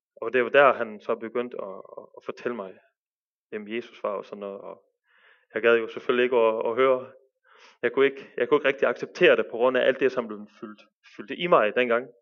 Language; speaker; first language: Danish; early bilingual, other home language; Arabic